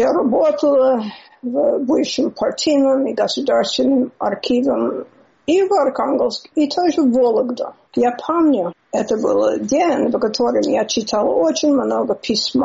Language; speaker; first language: Russian; non-native, learner; English